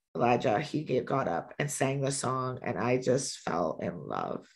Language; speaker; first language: English; native; English